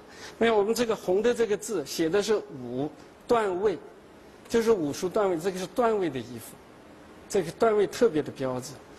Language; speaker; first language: Chinese; native; Chinese